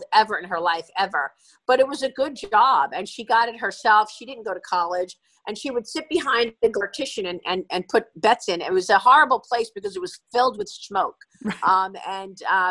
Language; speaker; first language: English; native; English